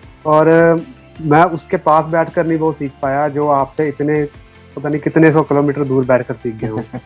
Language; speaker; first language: Hindi; native; Hindi